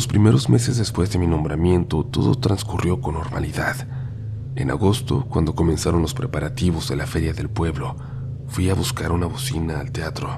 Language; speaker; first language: Spanish; native; Spanish